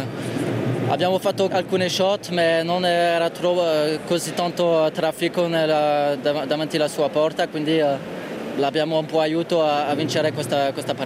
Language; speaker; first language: Italian; non-native, learner; French